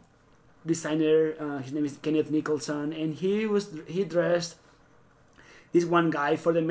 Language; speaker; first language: English; non-native, fluent; Spanish